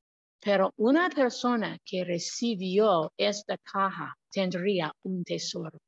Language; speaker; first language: Spanish; non-native, fluent; English